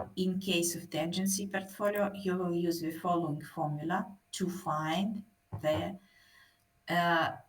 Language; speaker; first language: English; non-native, fluent; Russian